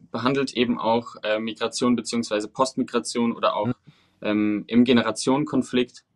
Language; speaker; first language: German; early bilingual, other home language; Spanish